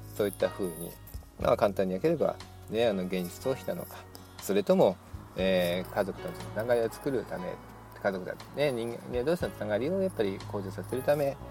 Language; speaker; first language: Japanese; native; Japanese